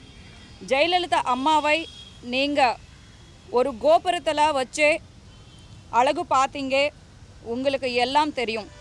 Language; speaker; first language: Tamil; non-native, learner; Telugu